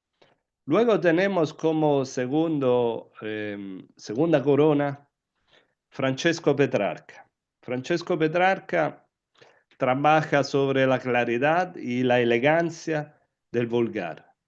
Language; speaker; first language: Spanish; non-native, fluent; Italian